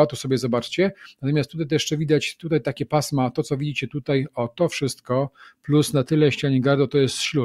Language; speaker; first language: Polish; native; Polish